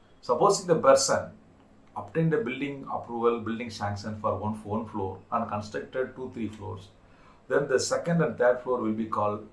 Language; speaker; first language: English; non-native, local second language; Tamil